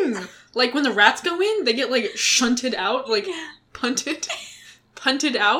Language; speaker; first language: English; native; English